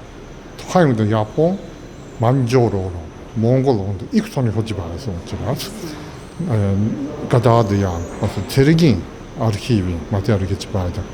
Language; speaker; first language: Mongolian; non-native, fluent; Japanese